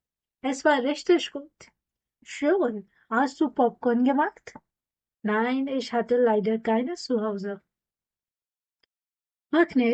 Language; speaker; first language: German; non-native, fluent; Hindi